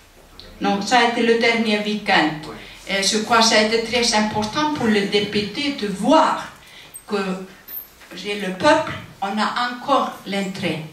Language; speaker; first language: French; non-native, learner; Icelandic